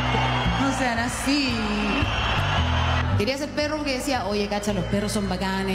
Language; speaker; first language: Spanish; native; Spanish